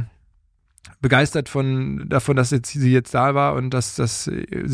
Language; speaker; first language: German; native; German